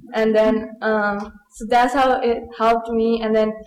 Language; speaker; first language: English; early bilingual, other home language; Punjabi